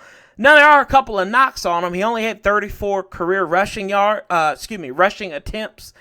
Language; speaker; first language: English; native; English